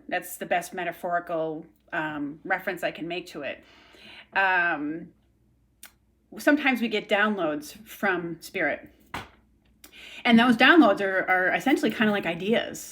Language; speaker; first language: English; native; English